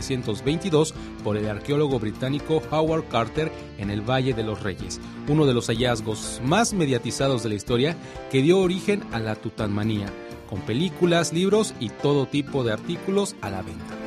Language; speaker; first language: Spanish; native; Spanish